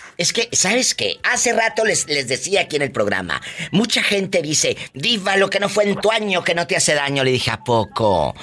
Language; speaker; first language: Spanish; native; Spanish